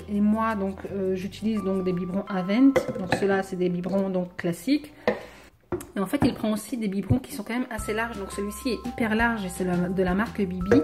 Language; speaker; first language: French; native; French